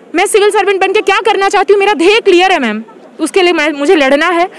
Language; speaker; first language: Hindi; native; Hindi